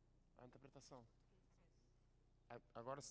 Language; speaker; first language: Portuguese; non-native, fluent; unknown